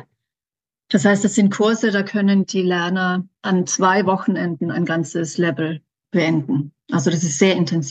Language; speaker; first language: German; native; German